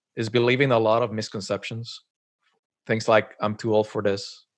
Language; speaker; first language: English; non-native, fluent; Spanish